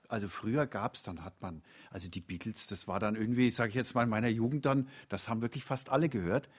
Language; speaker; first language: German; native; German